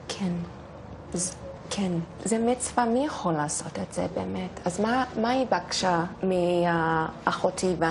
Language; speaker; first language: Hebrew; non-native, fluent; English